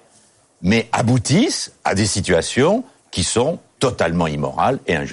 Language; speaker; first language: French; native; French